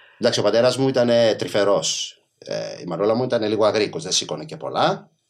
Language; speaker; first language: Greek; early bilingual, other home language; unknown